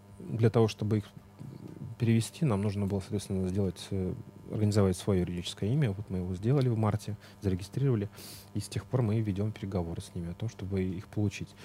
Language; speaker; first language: Russian; native; Russian